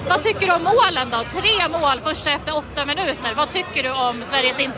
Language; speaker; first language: Swedish; native; Swedish